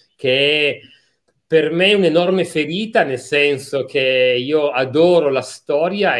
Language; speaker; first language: Italian; native; Italian